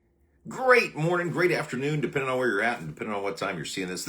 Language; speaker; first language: English; native; English